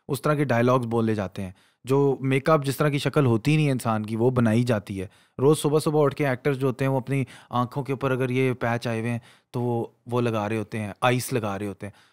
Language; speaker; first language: Urdu; native; Urdu